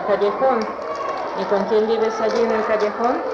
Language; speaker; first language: Spanish; native; Spanish